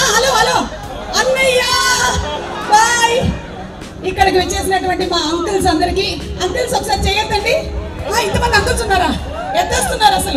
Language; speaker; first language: Telugu; native; Telugu